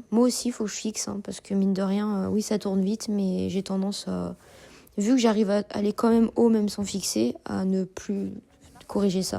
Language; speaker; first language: French; native; French